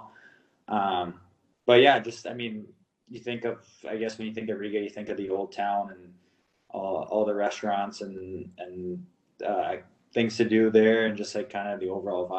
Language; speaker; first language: English; non-native, fluent; Russian